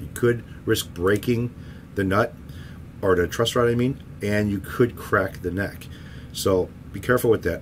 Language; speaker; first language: English; native; English